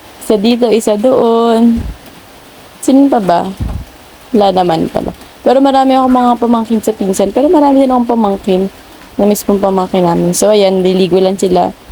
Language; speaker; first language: Filipino; non-native, local second language; Bikol